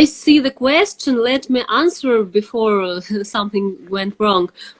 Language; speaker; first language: English; non-native, fluent; Russian